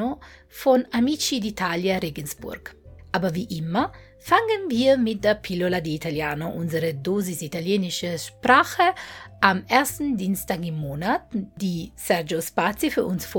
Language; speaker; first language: German; non-native, fluent; Italian